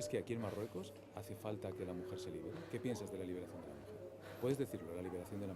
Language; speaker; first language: Spanish; native; Spanish